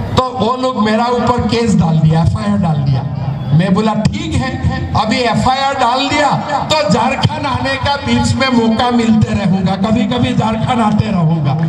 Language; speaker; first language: Hindi; non-native, local second language; Assamese